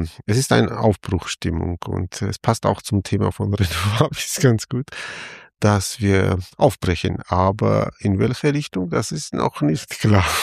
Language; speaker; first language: German; non-native, fluent; Armenian